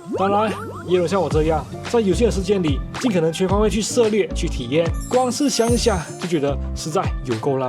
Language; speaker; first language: Chinese; native; Chinese